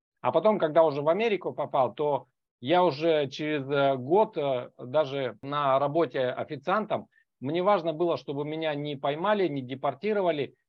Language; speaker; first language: Russian; native; Russian